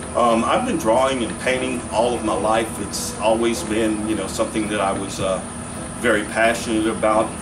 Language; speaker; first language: English; native; English